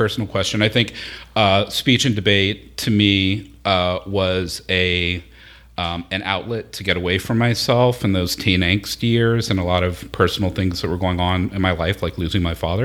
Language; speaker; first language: English; native; English